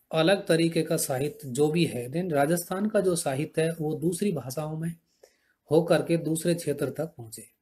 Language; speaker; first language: Hindi; native; Hindi